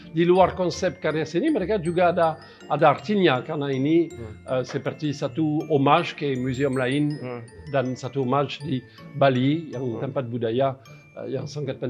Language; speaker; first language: Indonesian; non-native, fluent; French